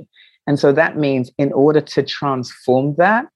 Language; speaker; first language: English; native; English